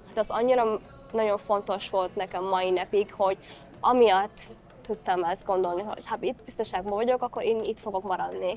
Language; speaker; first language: Hungarian; non-native, fluent; Somali